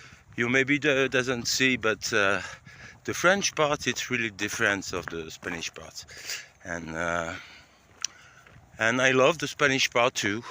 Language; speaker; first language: English; non-native, learner; French